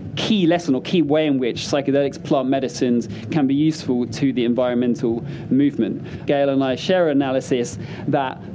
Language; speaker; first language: English; native; English